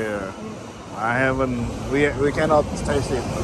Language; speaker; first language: English; non-native, learner; Indonesian